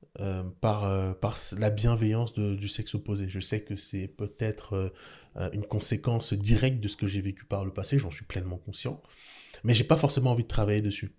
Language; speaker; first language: French; early bilingual, other home language; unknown